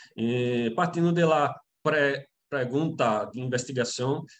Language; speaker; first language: Spanish; non-native, learner; Portuguese